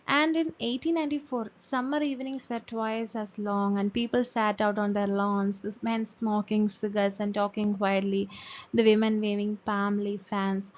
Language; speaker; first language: English; non-native, local second language; Malayalam